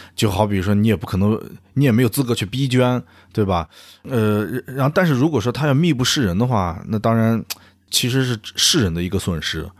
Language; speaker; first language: Chinese; native; Chinese